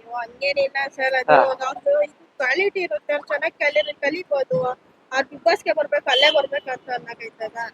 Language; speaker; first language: Kannada; native; Kannada